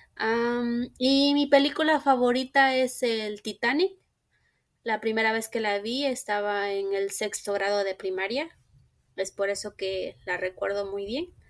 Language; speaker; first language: Spanish; native; Spanish